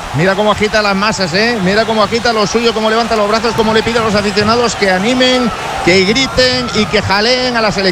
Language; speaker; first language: Spanish; native; Spanish